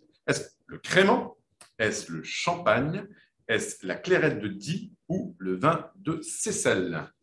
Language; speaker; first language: French; native; French